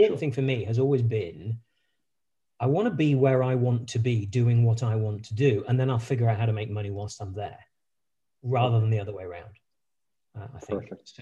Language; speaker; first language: English; native; English